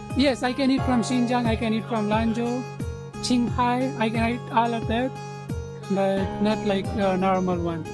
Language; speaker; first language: English; non-native, local second language; Hindi